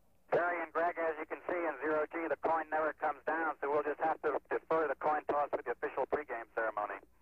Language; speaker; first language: English; native; English